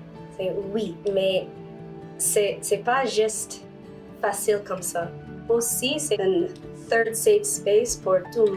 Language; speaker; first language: French; non-native, learner; English